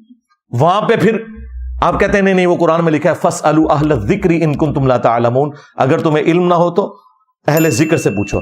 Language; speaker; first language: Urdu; non-native, local second language; Punjabi